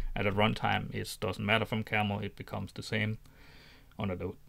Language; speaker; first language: English; non-native, fluent; Danish